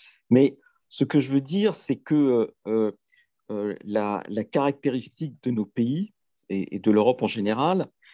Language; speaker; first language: French; native; French